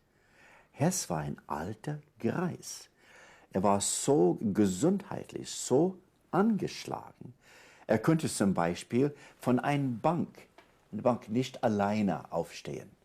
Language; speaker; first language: German; non-native, fluent; English